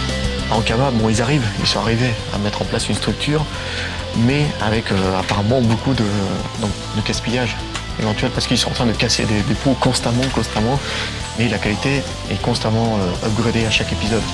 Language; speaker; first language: French; native; French